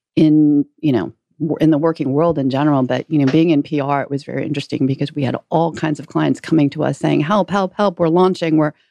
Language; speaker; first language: English; native; English